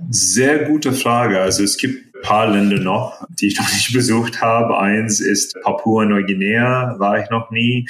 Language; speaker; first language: German; non-native, fluent; English